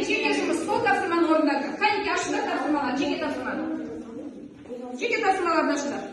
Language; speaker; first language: Kazakh; native; Kazakh